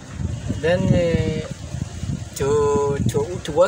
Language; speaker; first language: English; non-native, learner; Rundi